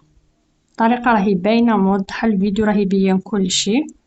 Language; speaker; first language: Arabic; native; Arabic